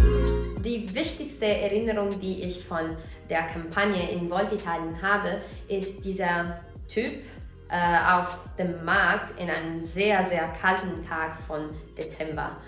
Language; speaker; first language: German; non-native, fluent; Italian